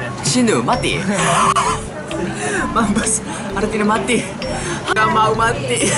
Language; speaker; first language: Indonesian; non-native, learner; Japanese